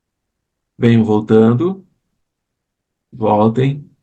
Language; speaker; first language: Portuguese; native; Portuguese